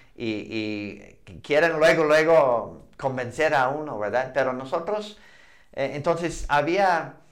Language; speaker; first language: Spanish; non-native, fluent; English